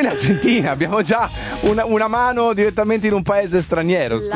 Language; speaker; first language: Italian; native; Italian